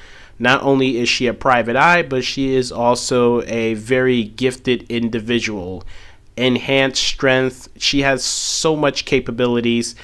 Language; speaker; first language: English; native; English